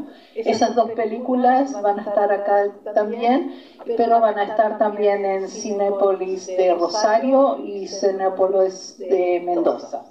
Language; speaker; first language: Spanish; non-native, fluent; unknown